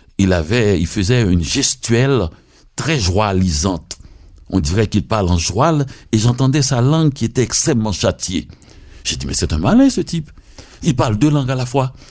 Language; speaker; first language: French; non-native, local second language; Haitian Creole